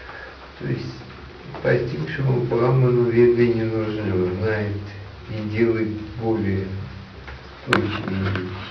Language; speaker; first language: Russian; native; Russian